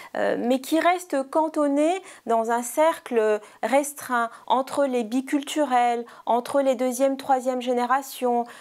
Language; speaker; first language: French; non-native, local second language; Arabic